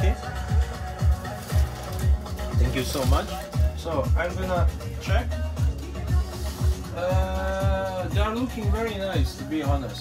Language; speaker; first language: English; non-native, fluent; Bosnian